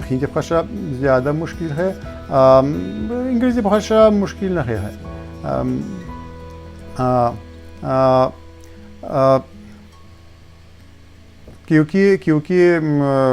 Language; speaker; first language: Hindi; non-native, learner; Russian